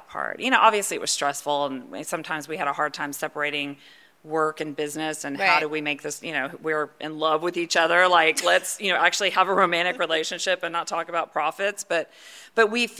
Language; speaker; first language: English; native; English